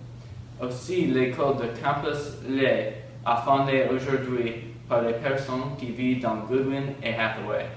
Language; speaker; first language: French; non-native, learner; English